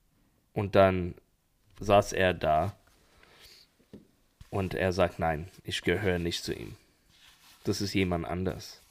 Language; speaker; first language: German; non-native, fluent; English